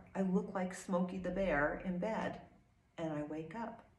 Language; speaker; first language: English; native; English